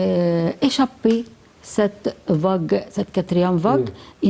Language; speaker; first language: French; non-native, fluent; Arabic